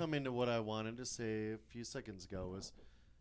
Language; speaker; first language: English; native; English